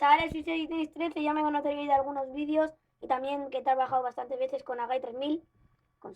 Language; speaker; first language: Spanish; native; Spanish